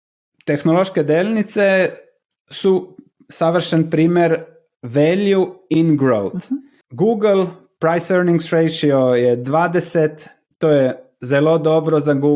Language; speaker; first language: Slovenian; non-native, learner; Croatian